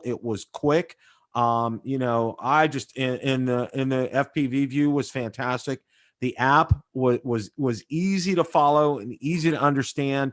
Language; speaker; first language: English; native; English